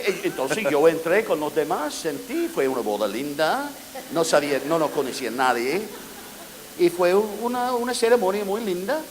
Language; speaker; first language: Spanish; non-native, fluent; English